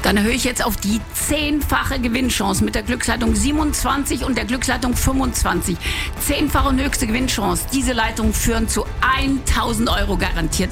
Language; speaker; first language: German; native; German